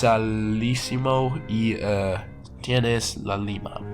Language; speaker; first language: Spanish; non-native, learner; English